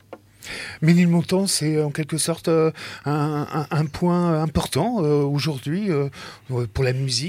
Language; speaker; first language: French; native; French